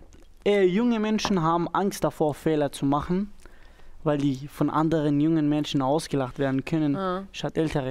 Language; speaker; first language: German; early bilingual, other home language; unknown